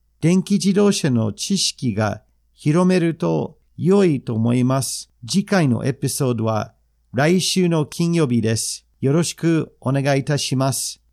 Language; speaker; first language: Japanese; non-native, fluent; English